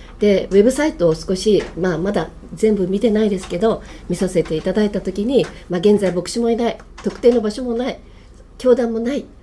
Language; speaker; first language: Japanese; native; Japanese